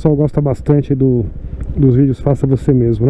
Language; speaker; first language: Portuguese; native; Portuguese